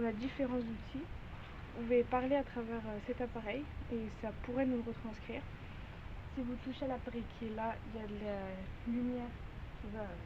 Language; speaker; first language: French; native; French